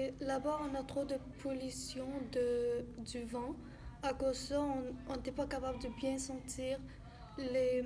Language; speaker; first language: French; early bilingual, other home language; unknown